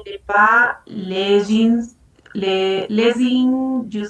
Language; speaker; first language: French; non-native, learner; Spanish